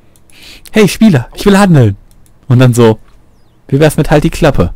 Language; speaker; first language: German; native; German